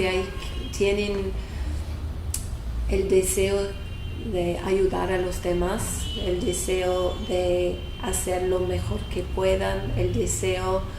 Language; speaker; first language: Spanish; non-native, fluent; English